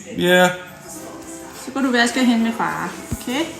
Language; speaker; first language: Danish; non-native, learner; Thai